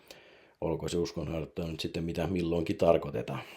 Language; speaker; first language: Finnish; native; Finnish